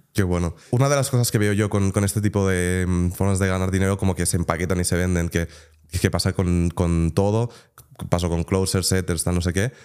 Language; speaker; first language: Spanish; native; Spanish